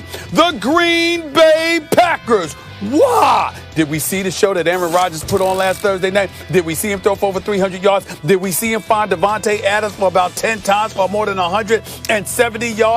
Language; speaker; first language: English; native; English